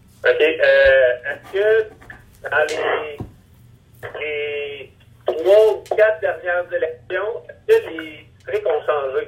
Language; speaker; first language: French; native; French